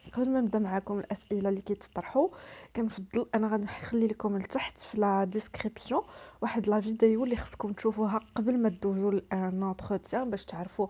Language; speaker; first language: Arabic; native; Arabic